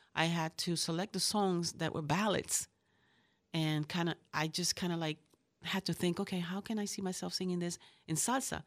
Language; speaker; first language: English; early bilingual, other home language; Spanish